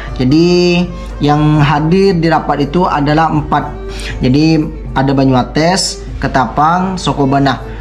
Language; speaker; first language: Malay; non-native, local second language; Madurese